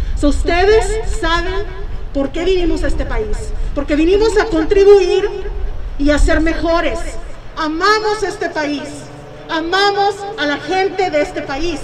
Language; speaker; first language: Spanish; early bilingual, heritage; Spanish